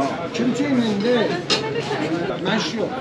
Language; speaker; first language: Korean; non-native, learner; Persian